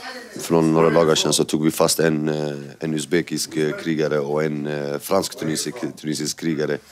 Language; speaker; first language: Swedish; early bilingual, other home language; Kurdish